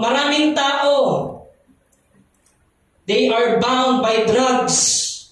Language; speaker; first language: English; non-native, local second language; Filipino